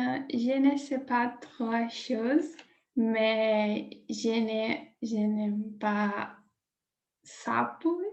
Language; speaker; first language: French; non-native, learner; Portuguese